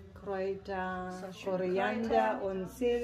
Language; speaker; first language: German; non-native, learner; Filipino